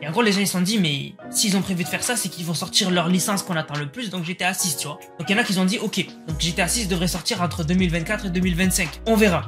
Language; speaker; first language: French; native; French